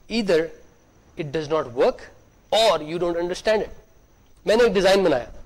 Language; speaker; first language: Urdu; native; Urdu